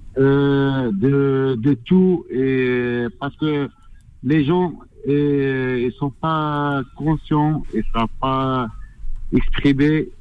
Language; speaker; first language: French; non-native, learner; Arabic